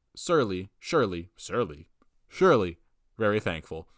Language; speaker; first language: English; native; English